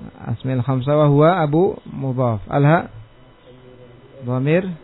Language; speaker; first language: Arabic; non-native, fluent; Indonesian